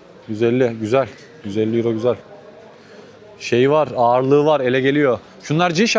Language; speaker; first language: Turkish; native; Turkish